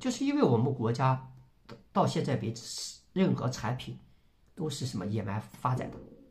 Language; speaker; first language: Chinese; native; Chinese